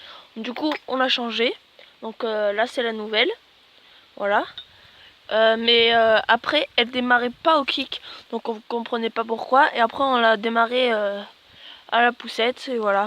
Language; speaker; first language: French; native; French